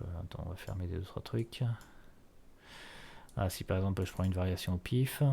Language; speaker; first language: French; native; French